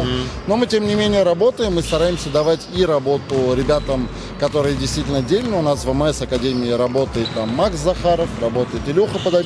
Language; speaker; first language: Russian; native; Russian